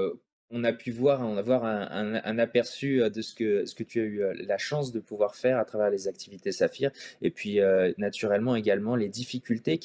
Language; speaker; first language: French; native; French